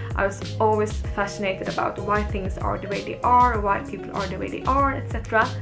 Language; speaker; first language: English; non-native, fluent; Swedish